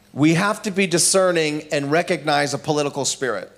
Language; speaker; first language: English; native; English